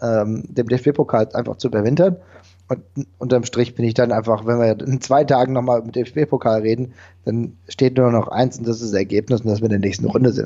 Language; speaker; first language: German; native; German